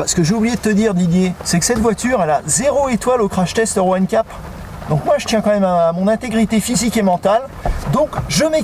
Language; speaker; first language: French; native; French